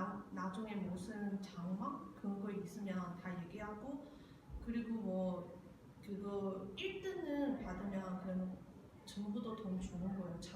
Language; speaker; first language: Korean; non-native, learner; Chinese